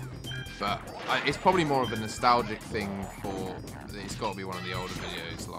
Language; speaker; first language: English; native; English